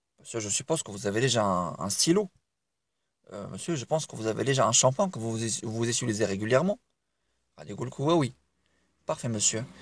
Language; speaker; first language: French; non-native, local second language; Arabic